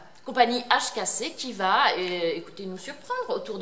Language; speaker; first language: French; native; French